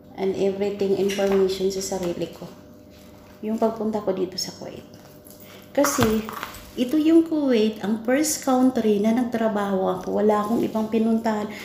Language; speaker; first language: Filipino; non-native, local second language; Cebuano